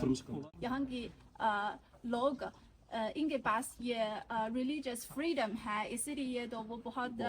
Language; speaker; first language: Hindi; non-native, fluent; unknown